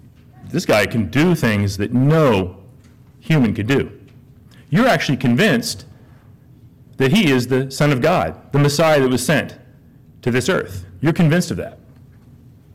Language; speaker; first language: English; native; English